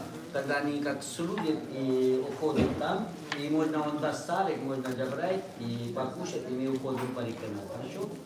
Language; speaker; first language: Russian; non-native, learner; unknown